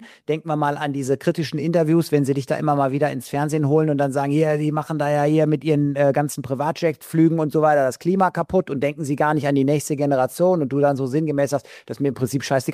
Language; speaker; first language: German; native; German